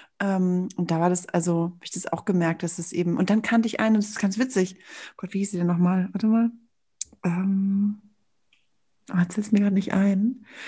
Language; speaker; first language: German; native; German